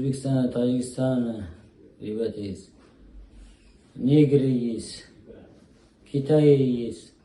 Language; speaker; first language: Russian; non-native, learner; Uzbek